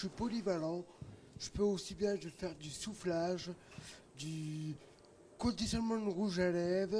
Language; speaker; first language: French; native; French